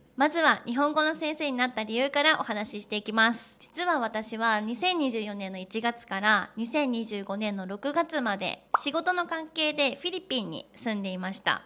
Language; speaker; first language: Japanese; native; Japanese